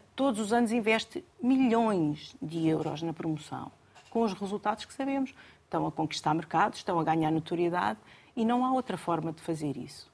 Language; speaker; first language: Portuguese; native; Portuguese